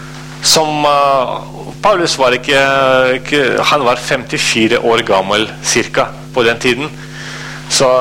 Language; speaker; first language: Norwegian; non-native, fluent; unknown